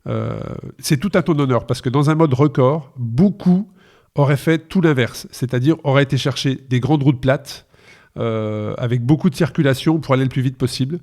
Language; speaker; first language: French; native; French